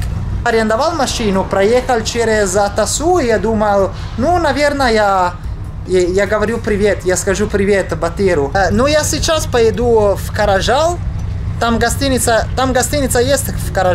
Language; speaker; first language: Russian; non-native, learner; Italian